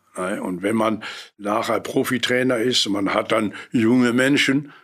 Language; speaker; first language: German; native; German